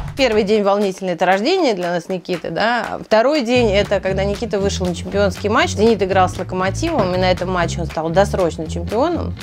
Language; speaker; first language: Russian; native; Russian